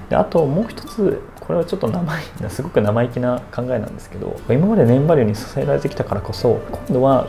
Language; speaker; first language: Japanese; native; Japanese